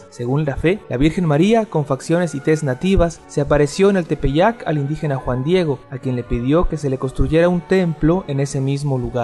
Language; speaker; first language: Spanish; native; Spanish